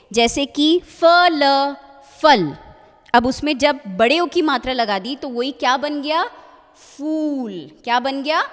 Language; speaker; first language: Hindi; native; Hindi